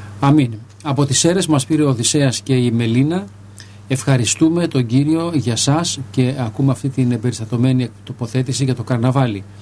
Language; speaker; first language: Greek; native; Greek